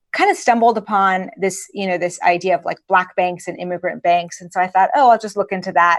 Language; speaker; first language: English; early bilingual, other home language; Persian